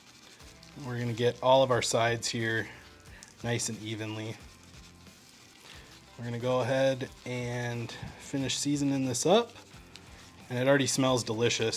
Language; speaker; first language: English; native; English